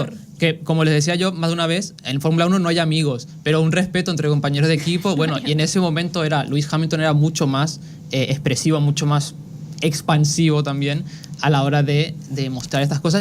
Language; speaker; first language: Spanish; native; Spanish